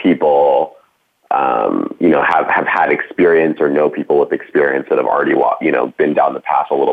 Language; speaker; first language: English; native; English